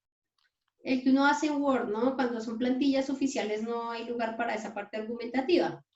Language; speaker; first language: Spanish; native; Spanish